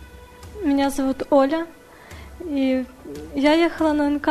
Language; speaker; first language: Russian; early bilingual, other home language; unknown